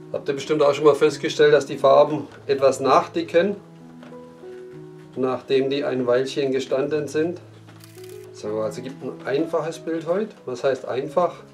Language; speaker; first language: German; native; German